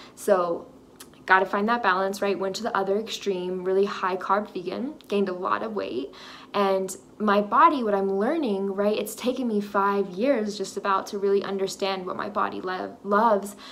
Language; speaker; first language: English; native; English